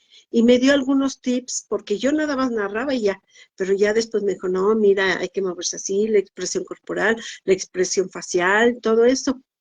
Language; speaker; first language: Spanish; native; Spanish